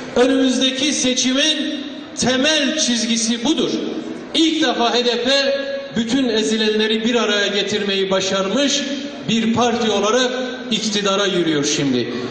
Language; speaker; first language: Turkish; non-native, local second language; Kurdish